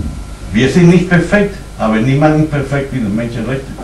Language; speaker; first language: German; non-native, fluent; Spanish